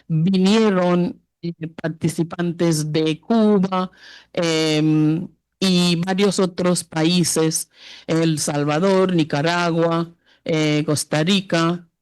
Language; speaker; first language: Spanish; non-native, fluent; English